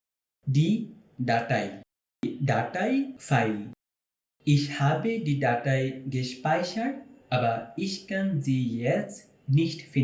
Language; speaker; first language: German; non-native, fluent; Bangla